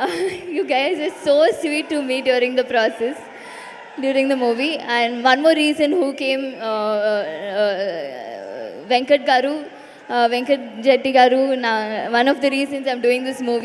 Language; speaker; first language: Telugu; non-native, local second language; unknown